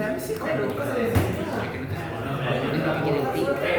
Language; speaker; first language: Spanish; native; Spanish